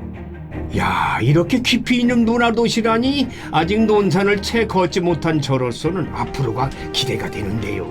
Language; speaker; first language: Korean; native; Korean